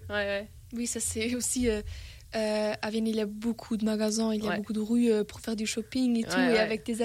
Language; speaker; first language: French; non-native, learner; German